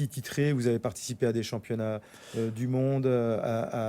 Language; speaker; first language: French; native; French